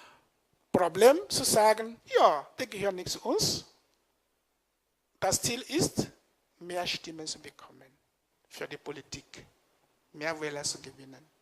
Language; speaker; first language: German; non-native, fluent; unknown